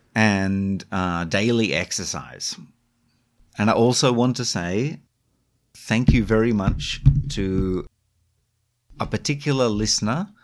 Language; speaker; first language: English; native; English